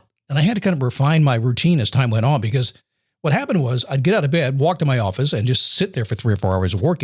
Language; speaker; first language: English; native; English